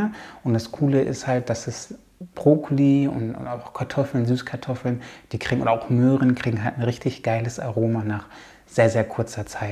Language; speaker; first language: German; native; German